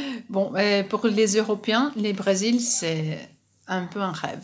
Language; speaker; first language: French; non-native, fluent; Portuguese